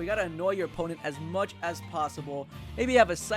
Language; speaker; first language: English; native; English